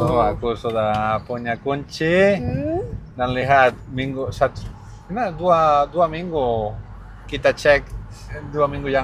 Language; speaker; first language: Indonesian; non-native, learner; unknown